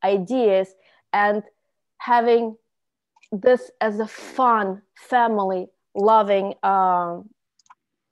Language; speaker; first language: English; non-native, fluent; Russian